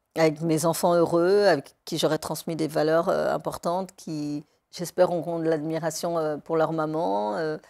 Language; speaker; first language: French; native; French